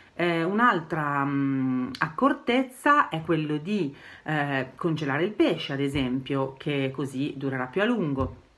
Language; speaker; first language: Italian; native; Italian